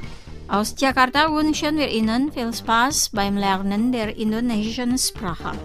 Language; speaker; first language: German; non-native, fluent; Indonesian